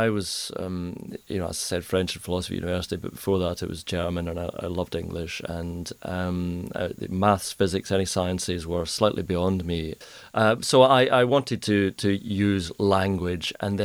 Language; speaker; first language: English; native; English